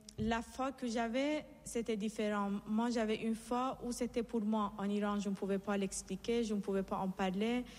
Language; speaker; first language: French; non-native, fluent; Persian